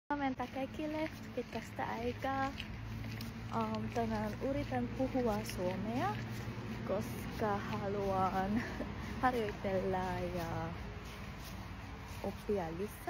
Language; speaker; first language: Finnish; non-native, learner; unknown